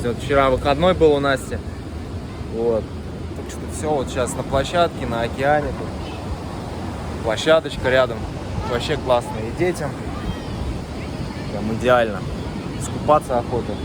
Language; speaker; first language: Russian; native; Russian